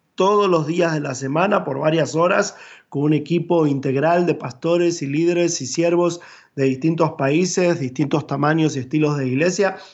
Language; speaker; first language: Spanish; native; Spanish